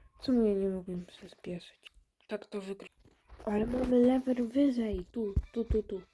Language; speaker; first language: Polish; early bilingual, other home language; Ukrainian